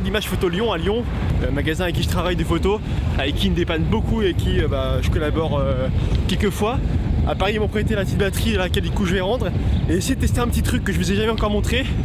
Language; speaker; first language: French; native; French